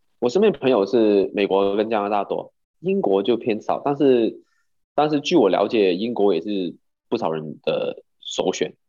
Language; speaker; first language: Chinese; non-native, local second language; Cantonese